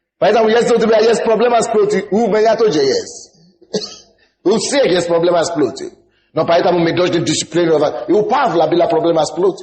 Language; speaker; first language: Russian; non-native, fluent; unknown